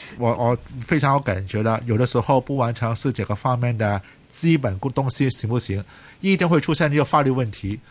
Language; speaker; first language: Chinese; non-native, local second language; Cantonese